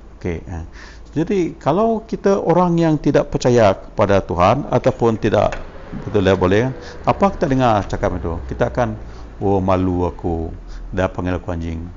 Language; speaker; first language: Malay; non-native, local second language; Iban